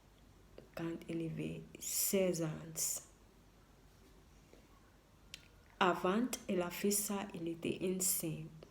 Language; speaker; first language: French; non-native, learner; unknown